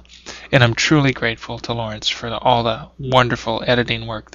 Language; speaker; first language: English; native; English